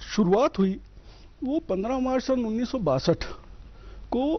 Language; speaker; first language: Hindi; native; Hindi